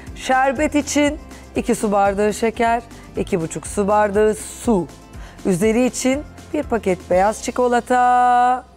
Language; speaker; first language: Turkish; native; Turkish